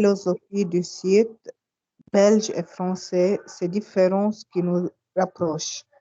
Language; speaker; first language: French; non-native, learner; Arabic